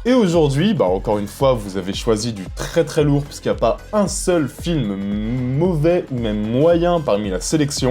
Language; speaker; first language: French; native; French